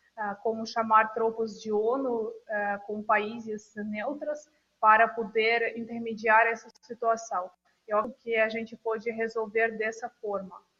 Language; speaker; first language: Portuguese; non-native, fluent; Russian